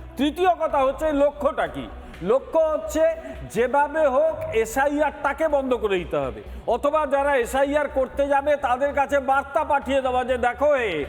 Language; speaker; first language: Bangla; native; Bangla